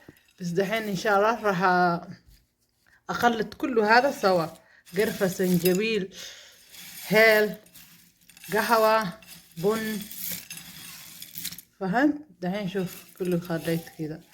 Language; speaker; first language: Arabic; non-native, learner; Somali